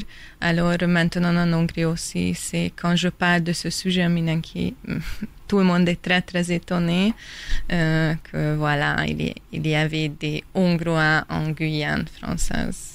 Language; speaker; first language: French; non-native, fluent; Hungarian